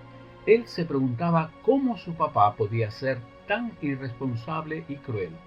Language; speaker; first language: Spanish; native; Spanish